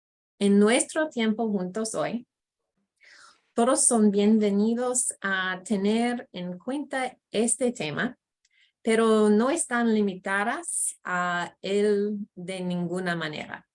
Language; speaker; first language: Spanish; non-native, fluent; English